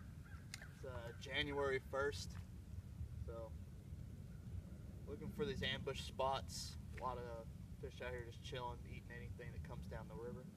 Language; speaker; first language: English; native; English